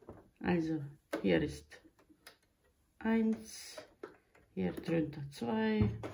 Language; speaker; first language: German; non-native, local second language; Bosnian